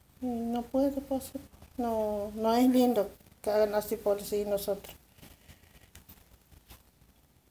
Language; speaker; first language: Spanish; non-native, local second language; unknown